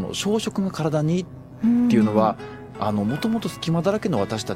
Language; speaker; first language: Japanese; native; Japanese